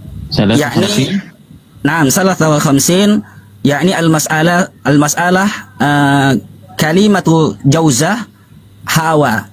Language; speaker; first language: Arabic; non-native, learner; Indonesian